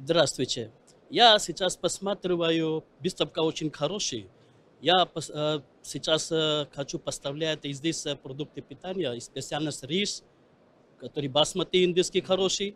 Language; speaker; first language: Russian; non-native, learner; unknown